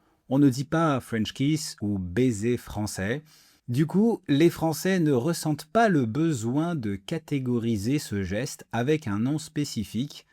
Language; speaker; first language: French; native; French